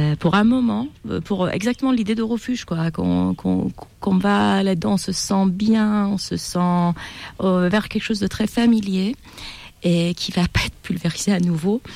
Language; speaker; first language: French; non-native, fluent; Persian